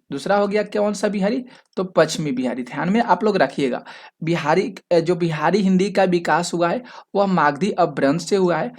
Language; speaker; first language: Hindi; native; Hindi